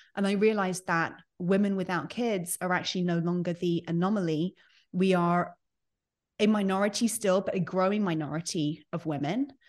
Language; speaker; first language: English; native; English